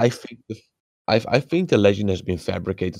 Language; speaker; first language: English; non-native, fluent; Dutch